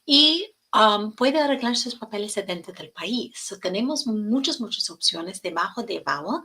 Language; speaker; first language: Spanish; non-native, learner; English